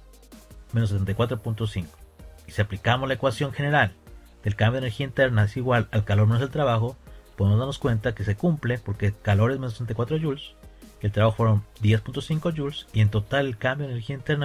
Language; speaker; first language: Spanish; native; Spanish